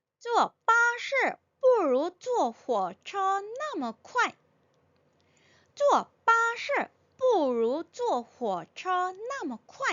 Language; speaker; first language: Chinese; non-native, fluent; Korean